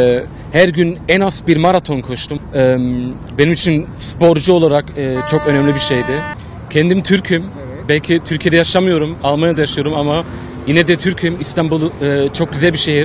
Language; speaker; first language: Turkish; early bilingual, heritage; Turkish